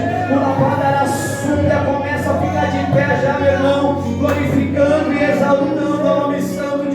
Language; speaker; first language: Portuguese; native; Portuguese